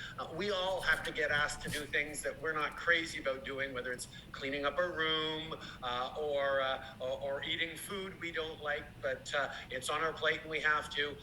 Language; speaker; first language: English; early bilingual, other home language; French